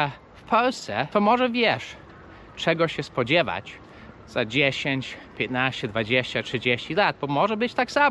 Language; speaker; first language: Polish; non-native, fluent; English